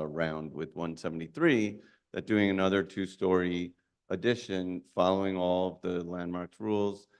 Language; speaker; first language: English; native; English